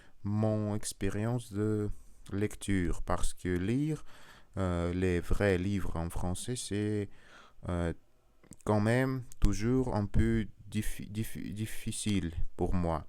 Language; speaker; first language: French; non-native, learner; Russian